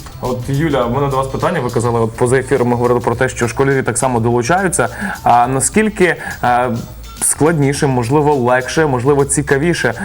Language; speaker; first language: Ukrainian; native; Ukrainian